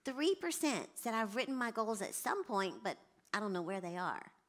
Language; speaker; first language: English; native; English